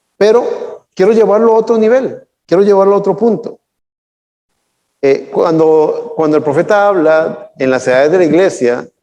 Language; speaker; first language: Spanish; native; Spanish